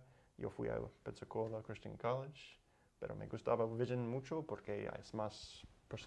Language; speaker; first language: Spanish; non-native, learner; English